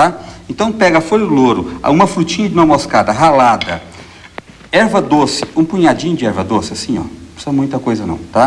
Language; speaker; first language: Portuguese; native; Portuguese